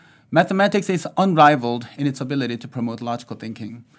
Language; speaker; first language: English; non-native, fluent; Korean